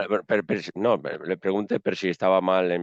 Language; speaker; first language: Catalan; non-native, local second language; Spanish